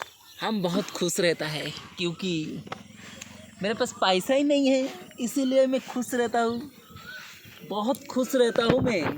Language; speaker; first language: Hindi; non-native, local second language; Bangla